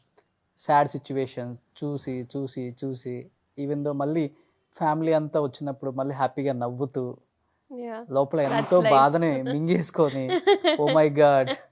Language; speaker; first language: Telugu; native; Telugu